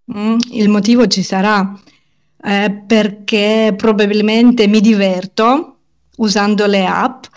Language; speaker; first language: Italian; non-native, fluent; Russian